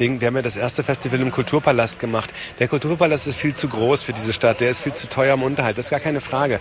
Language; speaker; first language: German; native; German